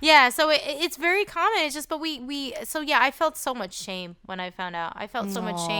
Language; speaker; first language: English; native; English